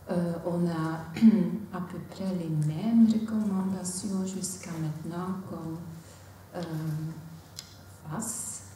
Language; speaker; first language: French; non-native, local second language; Dutch